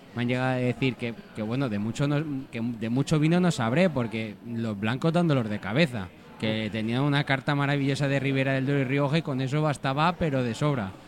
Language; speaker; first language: Spanish; native; Spanish